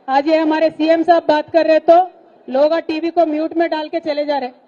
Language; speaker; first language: Hindi; non-native, local second language; Telugu